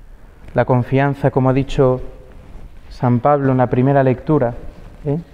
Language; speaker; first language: Spanish; native; Spanish